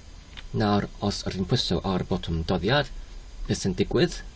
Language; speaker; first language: Welsh; non-native, learner; English